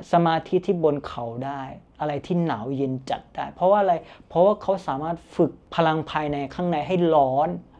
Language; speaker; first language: Thai; early bilingual, other home language; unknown